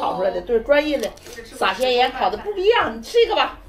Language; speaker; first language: Chinese; native; Chinese